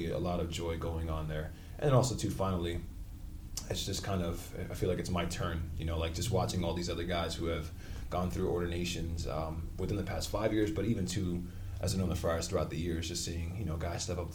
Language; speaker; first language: English; native; English